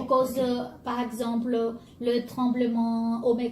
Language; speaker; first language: French; non-native, learner; Portuguese